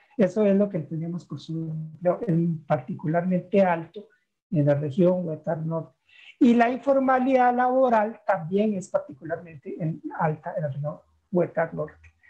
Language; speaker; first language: Spanish; native; Spanish